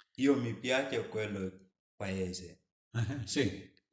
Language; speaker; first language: Italian; non-native, learner; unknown